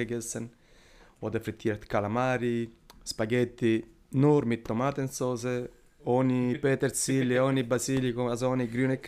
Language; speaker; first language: German; non-native, learner; Italian